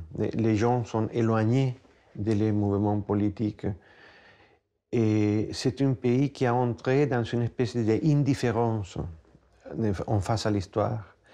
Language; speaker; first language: French; non-native, fluent; Spanish